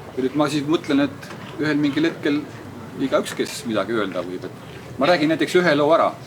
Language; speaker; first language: Estonian; native; Estonian